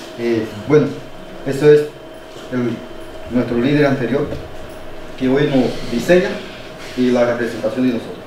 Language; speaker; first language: Spanish; non-native, local second language; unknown